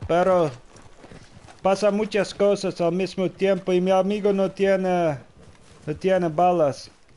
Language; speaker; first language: Spanish; non-native, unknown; Dutch